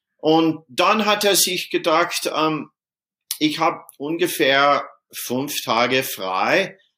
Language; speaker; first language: German; non-native, fluent; English